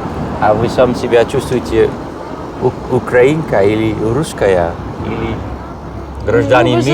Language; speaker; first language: Russian; non-native, fluent; Dutch